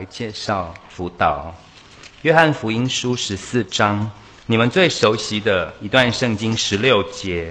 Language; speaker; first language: Chinese; native; Chinese